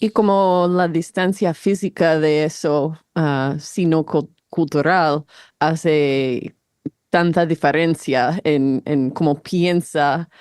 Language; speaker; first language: Spanish; non-native, fluent; English